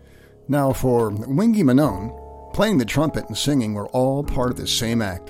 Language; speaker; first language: English; native; English